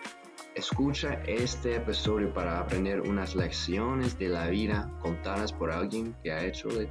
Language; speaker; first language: Spanish; non-native, fluent; English